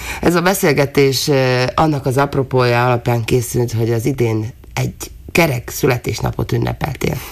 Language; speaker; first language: Hungarian; native; Hungarian